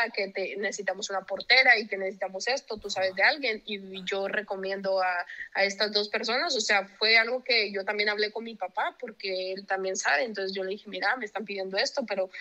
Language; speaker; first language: Spanish; native; Spanish